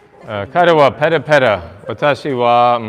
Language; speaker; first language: Japanese; non-native, learner; English